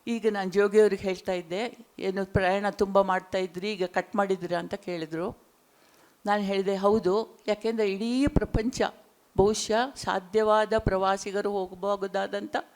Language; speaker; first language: Kannada; non-native, local second language; Konkani